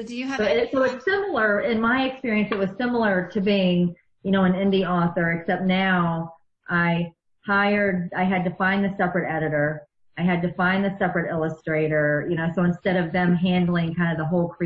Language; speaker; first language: English; native; English